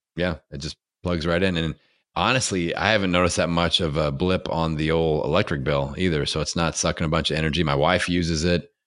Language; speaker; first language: English; native; English